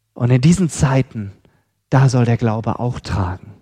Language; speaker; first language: German; native; German